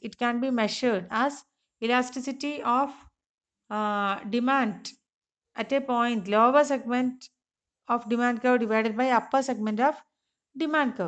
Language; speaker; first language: English; non-native, local second language; Malayalam